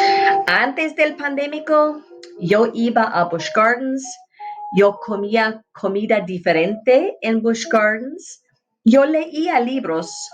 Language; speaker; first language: Spanish; non-native, fluent; English